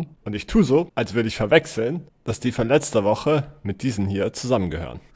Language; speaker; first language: German; native; German